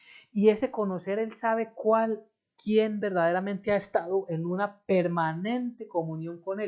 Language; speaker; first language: Spanish; native; Spanish